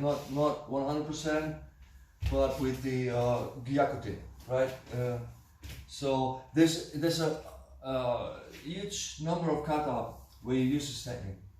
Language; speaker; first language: English; non-native, fluent; German